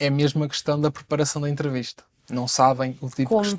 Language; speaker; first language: Portuguese; native; Portuguese